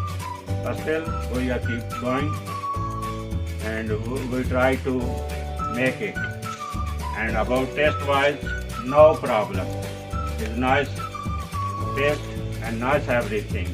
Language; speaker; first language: English; non-native, learner; Punjabi